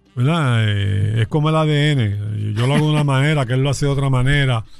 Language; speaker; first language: Spanish; native; Spanish